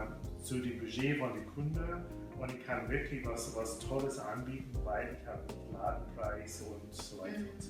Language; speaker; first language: German; non-native, fluent; English